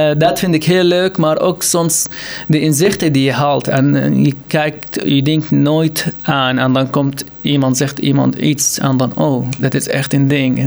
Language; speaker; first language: Dutch; non-native, fluent; Arabic